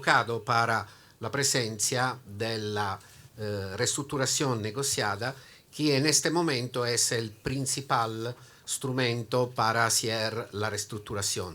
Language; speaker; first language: Spanish; non-native, learner; Italian